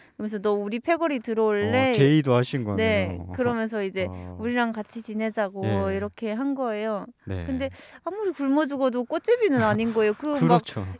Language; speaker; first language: Korean; native; Korean